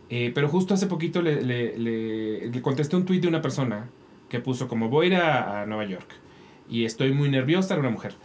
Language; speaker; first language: Spanish; native; Spanish